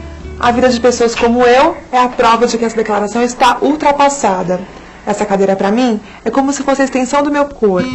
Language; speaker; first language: Portuguese; native; Portuguese